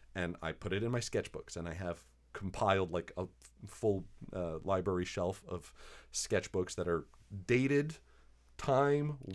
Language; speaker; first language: English; native; English